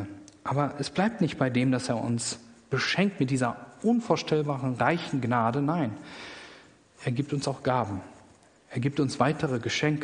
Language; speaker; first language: German; native; German